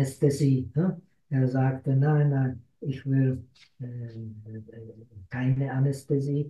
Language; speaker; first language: German; non-native, fluent; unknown